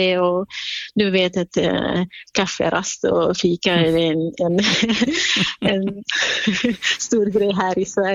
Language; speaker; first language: Swedish; non-native, fluent; Kurdish